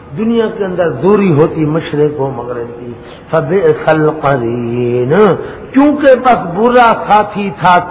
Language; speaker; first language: Urdu; non-native, local second language; Saraiki